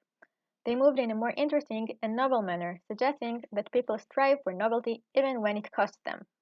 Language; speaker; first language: English; non-native, fluent; Hebrew